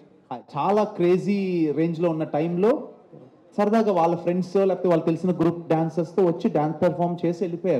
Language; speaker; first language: Telugu; native; Telugu